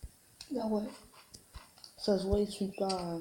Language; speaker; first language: French; native; French